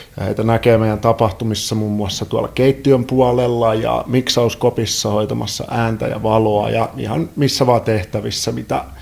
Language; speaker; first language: Finnish; native; Finnish